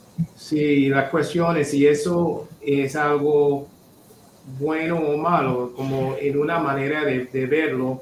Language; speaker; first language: Spanish; non-native, fluent; English